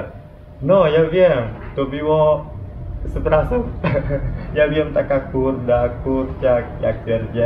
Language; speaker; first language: Polish; non-native, learner; Balinese